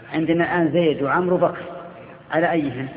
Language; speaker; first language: Arabic; native; Arabic